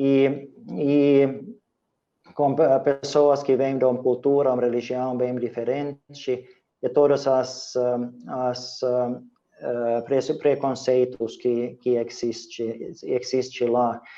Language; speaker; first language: Portuguese; non-native, fluent; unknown